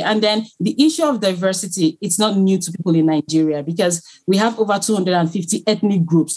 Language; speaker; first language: English; non-native, local second language; Igbo